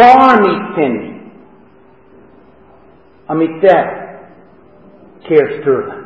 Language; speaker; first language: Hungarian; non-native, learner; English